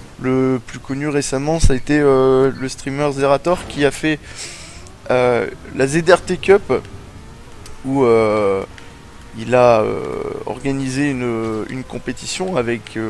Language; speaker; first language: French; native; French